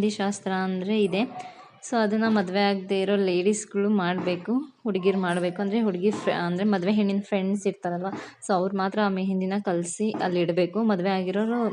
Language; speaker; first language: Kannada; non-native, local second language; Lambadi